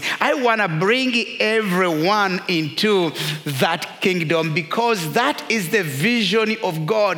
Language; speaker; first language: English; non-native, local second language; Kinyarwanda